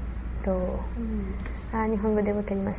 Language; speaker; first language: Japanese; non-native, learner; Spanish